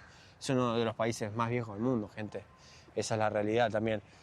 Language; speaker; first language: Spanish; native; Spanish